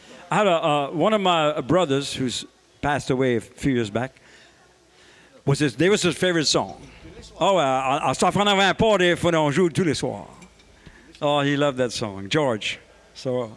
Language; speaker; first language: English; early bilingual, other home language; French